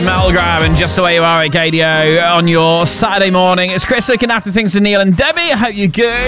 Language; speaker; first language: English; native; English